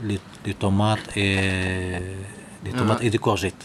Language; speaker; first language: French; non-native, local second language; Arabic